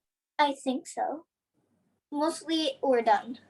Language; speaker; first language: English; non-native, learner; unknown